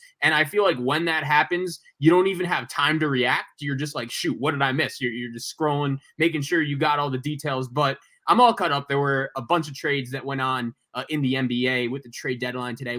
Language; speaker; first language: English; native; English